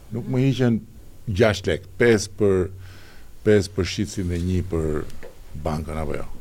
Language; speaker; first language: Albanian; native; Albanian